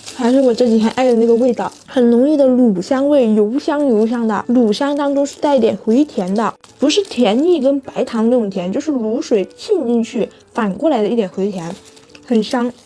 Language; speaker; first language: Chinese; non-native, local second language; Cantonese